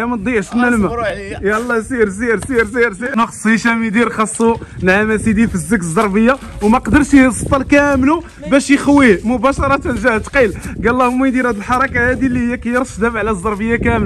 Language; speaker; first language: Arabic; native; Arabic